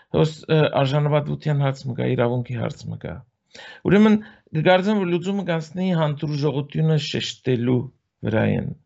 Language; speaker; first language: Armenian; native; Armenian